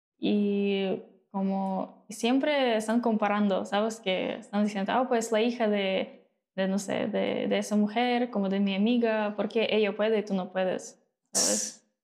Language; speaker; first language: Spanish; non-native, fluent; Russian